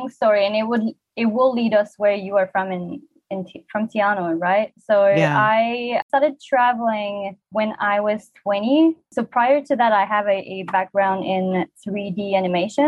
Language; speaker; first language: English; non-native, fluent; French